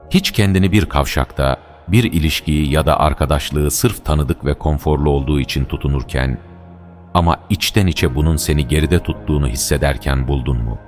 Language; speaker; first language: Turkish; native; Turkish